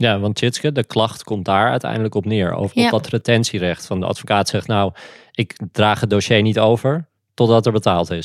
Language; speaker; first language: Dutch; native; Dutch